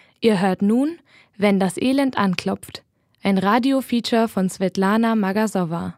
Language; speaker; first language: German; native; German